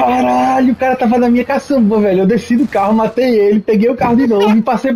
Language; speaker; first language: Portuguese; native; Portuguese